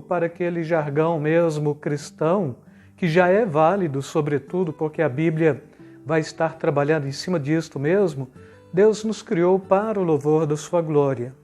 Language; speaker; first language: Portuguese; native; Portuguese